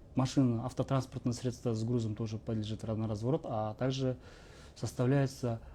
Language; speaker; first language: Russian; non-native, local second language; Kazakh